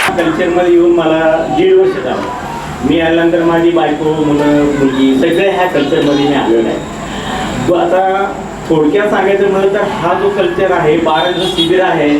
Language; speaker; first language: Marathi; non-native, local second language; Kannada